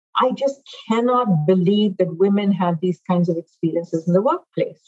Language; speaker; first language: English; non-native, local second language; Hindi